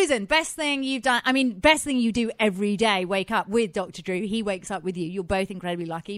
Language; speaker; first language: English; native; English